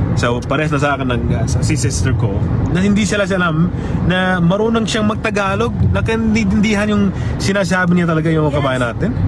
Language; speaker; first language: Filipino; early bilingual, heritage; Arabic